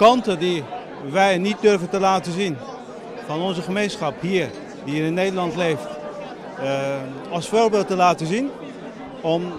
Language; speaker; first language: Dutch; early bilingual, other home language; Turkish